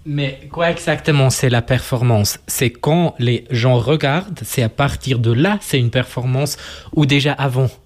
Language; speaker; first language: French; non-native, local second language; German